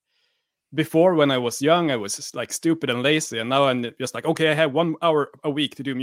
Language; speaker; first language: English; non-native, fluent; Swedish